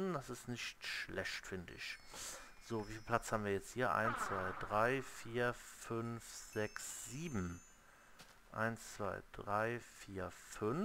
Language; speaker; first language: German; native; German